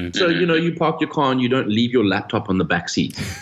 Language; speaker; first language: English; native; English